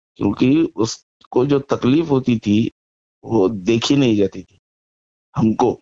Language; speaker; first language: Hindi; non-native, local second language; Marathi